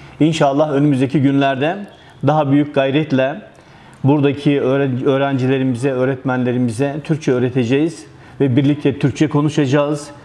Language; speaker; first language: Turkish; native; Turkish